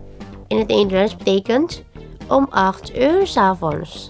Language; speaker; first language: Dutch; non-native, learner; Indonesian